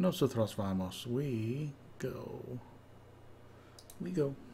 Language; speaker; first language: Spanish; non-native, learner; English